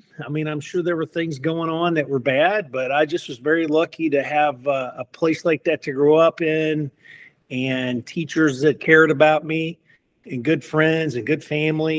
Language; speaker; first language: English; native; English